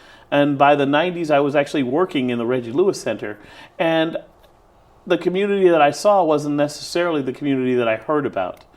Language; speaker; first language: English; native; English